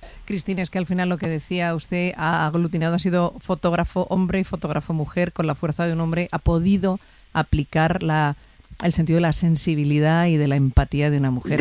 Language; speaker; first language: Spanish; native; Spanish